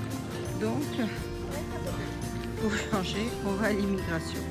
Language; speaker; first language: French; native; French